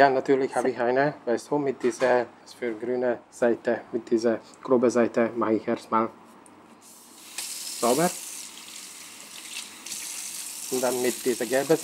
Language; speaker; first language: German; non-native, learner; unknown